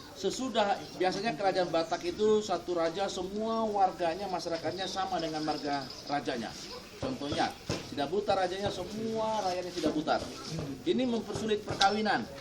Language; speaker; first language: Indonesian; non-native, local second language; Batak Toba